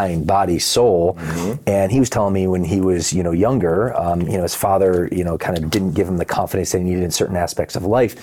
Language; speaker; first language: English; native; English